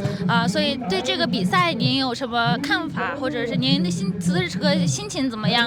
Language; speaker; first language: Chinese; non-native, fluent; Mongolian